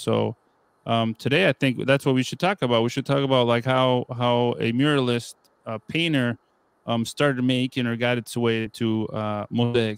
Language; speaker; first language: English; non-native, fluent; Spanish